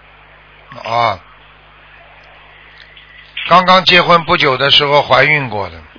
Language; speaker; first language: Chinese; native; Chinese